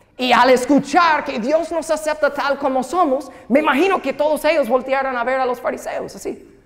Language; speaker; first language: Spanish; non-native, fluent; English